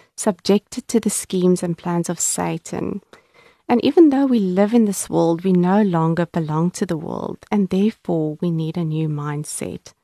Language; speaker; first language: English; native; English